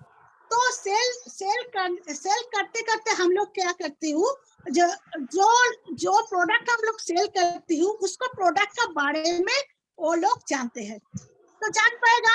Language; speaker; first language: Hindi; non-native, local second language; Bangla